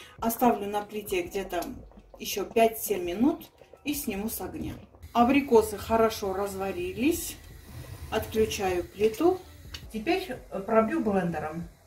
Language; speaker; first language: Russian; non-native, local second language; Armenian